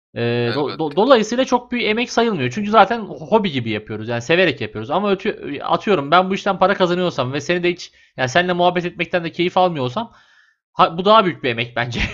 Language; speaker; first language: Turkish; native; Turkish